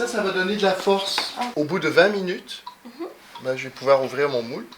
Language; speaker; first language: French; native; French